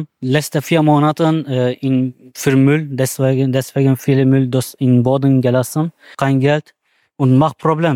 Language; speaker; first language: German; non-native, learner; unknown